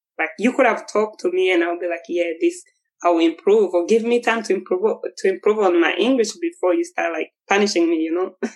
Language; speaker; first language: English; non-native, local second language; Kinyarwanda